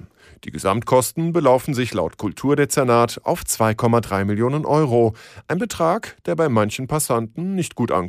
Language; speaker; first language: German; native; German